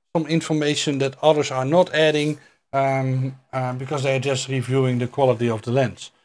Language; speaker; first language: English; non-native, fluent; Dutch